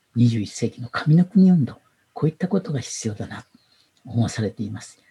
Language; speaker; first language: Japanese; native; Japanese